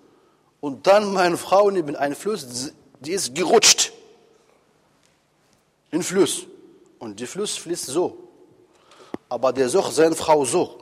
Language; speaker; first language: German; non-native, fluent; Arabic